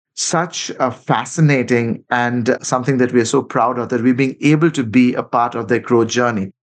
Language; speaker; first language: English; non-native, local second language; Bangla